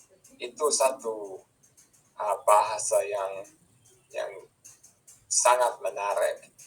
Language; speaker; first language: Indonesian; non-native, fluent; English